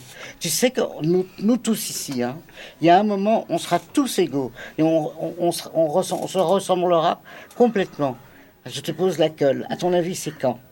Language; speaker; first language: French; native; French